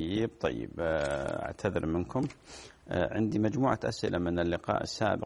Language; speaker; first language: Arabic; native; Arabic